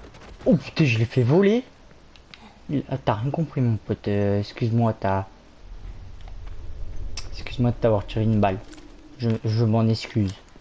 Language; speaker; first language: French; native; French